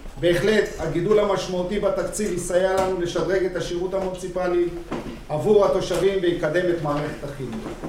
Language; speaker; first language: Hebrew; native; Hebrew